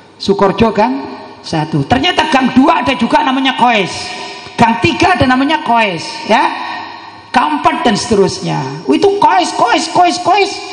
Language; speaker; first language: Indonesian; native; Indonesian